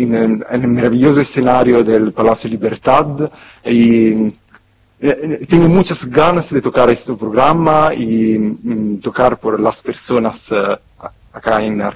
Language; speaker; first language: Spanish; non-native, fluent; Italian